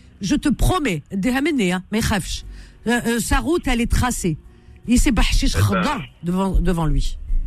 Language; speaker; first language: French; native; French